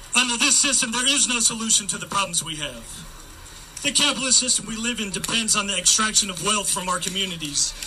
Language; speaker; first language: English; native; English